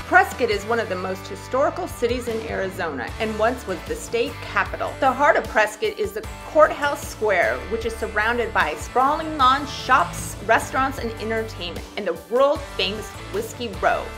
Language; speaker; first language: English; native; English